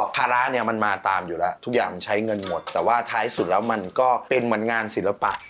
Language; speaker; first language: Thai; early bilingual, heritage; Swedish